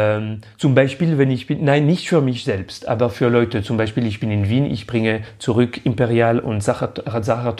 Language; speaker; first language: German; non-native, fluent; French